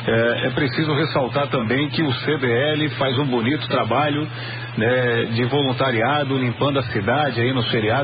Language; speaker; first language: Portuguese; native; Portuguese